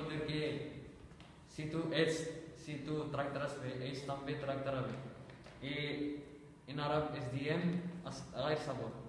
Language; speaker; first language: Catalan; non-native, learner; Arabic